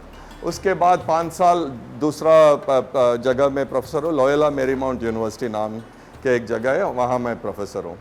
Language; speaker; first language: Hindi; non-native, local second language; Tamil